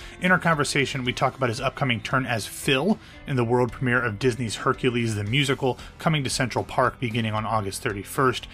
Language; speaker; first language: English; native; English